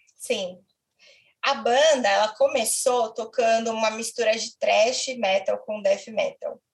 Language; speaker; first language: Portuguese; native; Portuguese